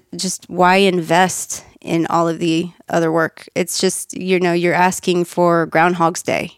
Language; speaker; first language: English; native; English